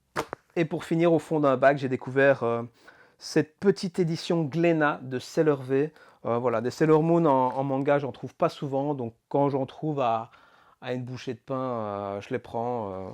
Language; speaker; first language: French; native; French